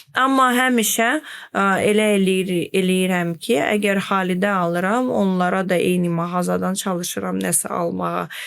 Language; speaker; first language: Azerbaijani; non-native, fluent; Russian